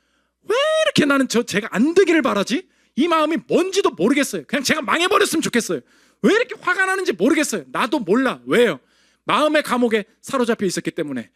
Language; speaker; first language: Korean; native; Korean